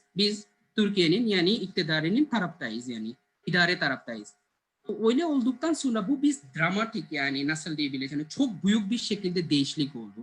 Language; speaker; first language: Turkish; non-native, learner; Bangla